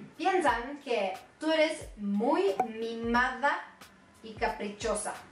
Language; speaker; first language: Spanish; non-native, fluent; Swedish